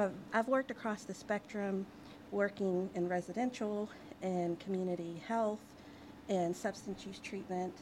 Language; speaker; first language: English; native; English